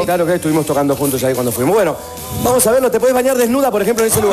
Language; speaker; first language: Spanish; native; Spanish